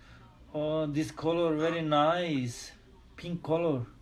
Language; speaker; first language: English; non-native, learner; Turkish